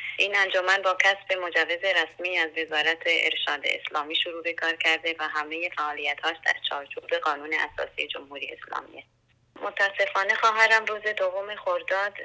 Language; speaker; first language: Persian; non-native, local second language; Central Kurdish